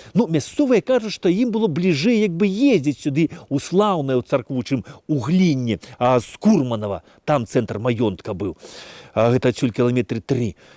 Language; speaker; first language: Belarusian; native; Belarusian